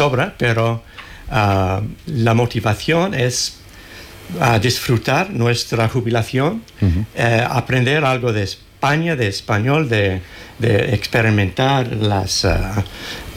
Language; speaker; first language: Spanish; non-native, fluent; English